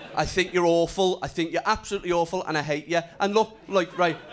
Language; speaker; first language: English; native; English